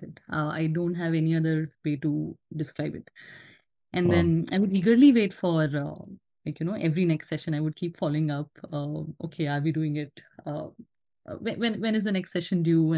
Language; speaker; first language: English; non-native, local second language; Hindi